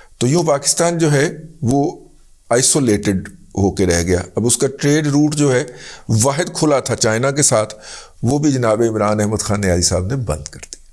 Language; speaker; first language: Urdu; native; Urdu